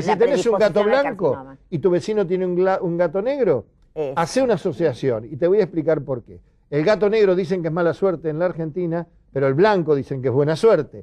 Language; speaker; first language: Spanish; native; Spanish